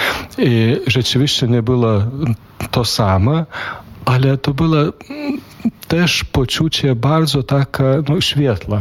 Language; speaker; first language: Polish; non-native, fluent; Lithuanian